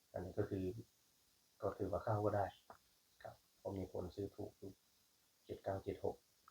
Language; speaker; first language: Thai; native; Thai